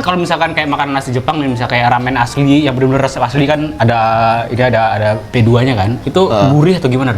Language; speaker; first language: Indonesian; native; Indonesian